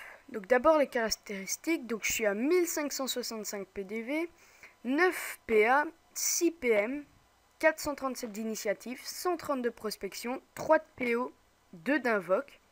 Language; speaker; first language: French; native; French